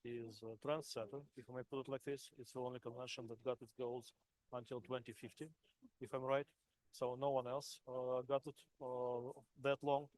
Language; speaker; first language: English; non-native, fluent; Russian